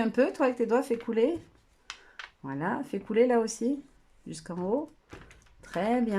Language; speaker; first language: French; native; French